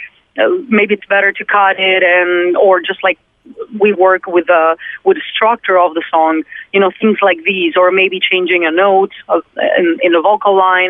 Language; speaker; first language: English; non-native, fluent; Italian